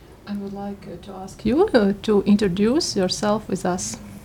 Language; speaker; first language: English; non-native, learner; Latvian